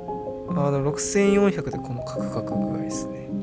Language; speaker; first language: Japanese; native; Japanese